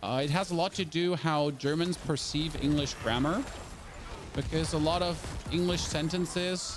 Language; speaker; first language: English; non-native, fluent; German